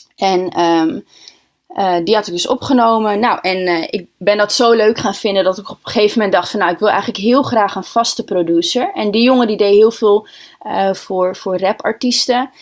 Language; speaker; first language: Dutch; early bilingual, other home language; Russian